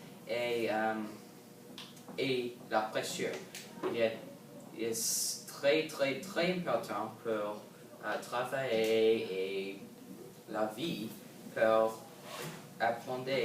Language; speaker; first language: French; non-native, learner; English